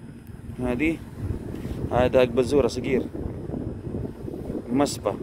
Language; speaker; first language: Arabic; non-native, learner; Filipino